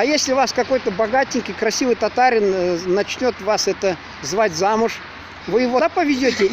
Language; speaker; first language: Russian; native; Russian